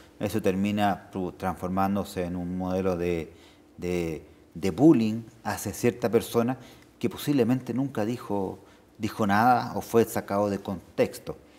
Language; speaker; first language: Spanish; native; Spanish